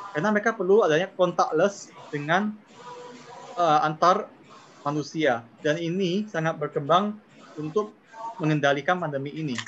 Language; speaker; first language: Indonesian; non-native, local second language; Chinese